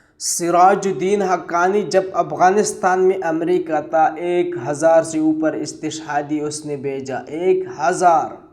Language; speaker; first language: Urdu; non-native, learner; Pashto